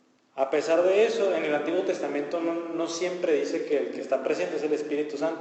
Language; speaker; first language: Spanish; native; Spanish